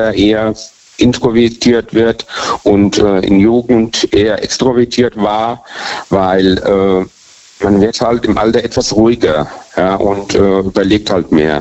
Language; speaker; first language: German; native; German